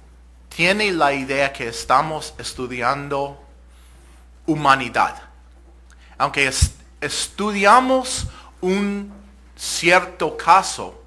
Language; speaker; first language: Spanish; non-native, fluent; English